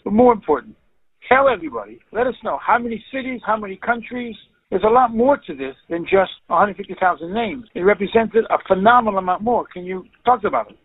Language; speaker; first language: English; native; English